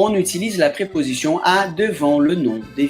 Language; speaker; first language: French; non-native, fluent; Portuguese